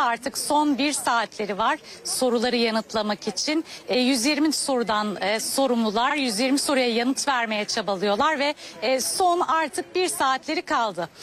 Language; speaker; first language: Turkish; native; Turkish